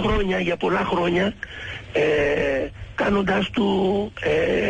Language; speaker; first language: Greek; native; Greek